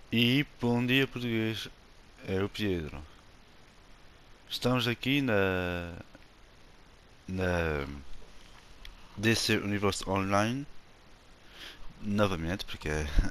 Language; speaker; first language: Portuguese; non-native, learner; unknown